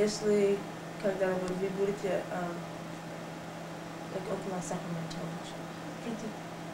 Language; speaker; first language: Russian; non-native, learner; English